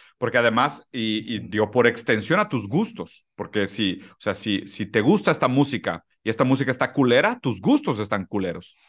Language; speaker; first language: Spanish; early bilingual, other home language; Portuguese